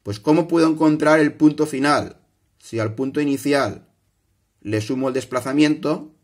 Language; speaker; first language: Spanish; non-native, local second language; Catalan